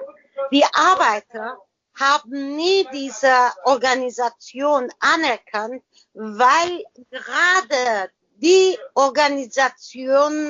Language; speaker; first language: German; non-native, learner; Persian